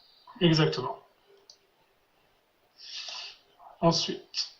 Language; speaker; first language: French; non-native, fluent; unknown